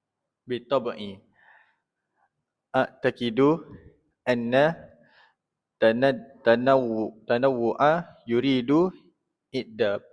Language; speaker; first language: Arabic; non-native, learner; Malay